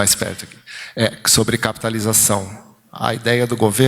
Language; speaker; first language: Portuguese; native; Portuguese